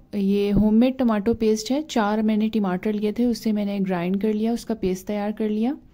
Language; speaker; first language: Hindi; native; Hindi